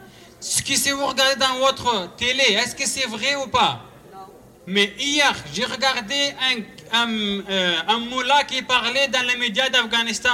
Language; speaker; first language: French; non-native, learner; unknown